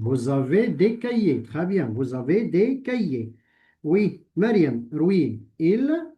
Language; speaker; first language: French; non-native, local second language; Arabic